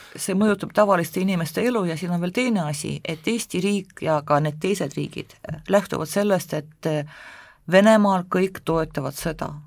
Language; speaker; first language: Estonian; non-native, local second language; Russian